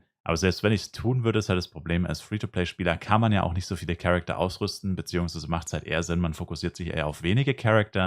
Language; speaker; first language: German; native; German